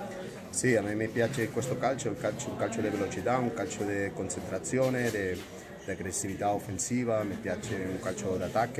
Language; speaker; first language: Italian; non-native, fluent; Spanish